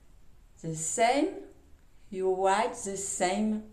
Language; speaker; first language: English; non-native, learner; French